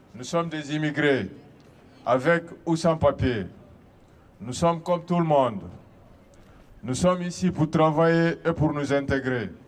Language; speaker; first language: French; non-native, local second language; Fula